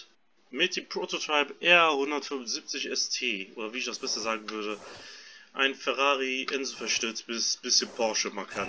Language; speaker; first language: German; native; German